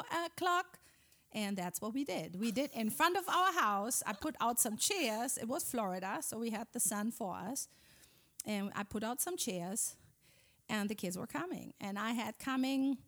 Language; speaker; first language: English; non-native, fluent; German